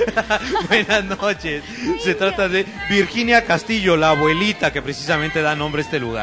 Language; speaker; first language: Spanish; native; Spanish